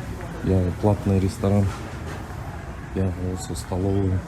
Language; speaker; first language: Russian; non-native, local second language; Kyrgyz